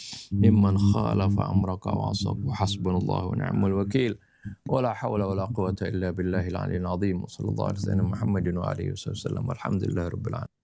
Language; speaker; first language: Arabic; non-native, fluent; Indonesian